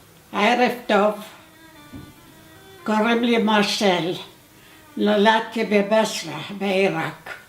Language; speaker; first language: Hebrew; non-native, fluent; Arabic